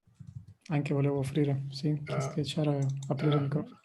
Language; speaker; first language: Italian; non-native, learner; Russian